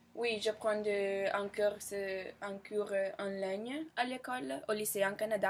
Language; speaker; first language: French; non-native, fluent; Italian